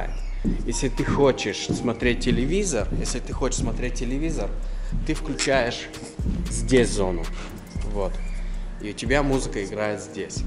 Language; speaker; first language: Russian; native; Russian